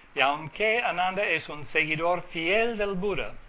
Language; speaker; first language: Spanish; non-native, fluent; English